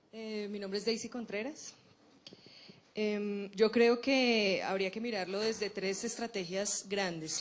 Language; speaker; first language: Spanish; native; Spanish